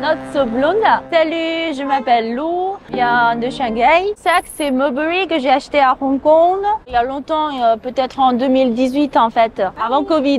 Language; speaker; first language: French; non-native, fluent; Chinese